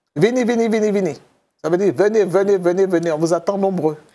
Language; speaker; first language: French; native; French